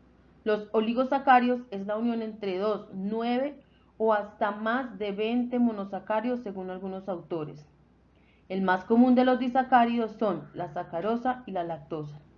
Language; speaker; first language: Spanish; native; Spanish